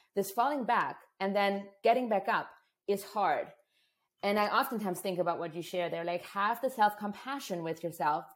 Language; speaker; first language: English; non-native, fluent; German